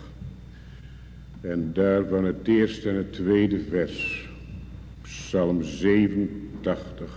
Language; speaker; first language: Dutch; native; Dutch